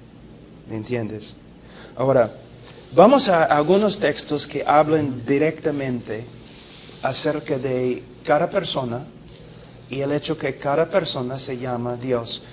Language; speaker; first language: Spanish; non-native, fluent; English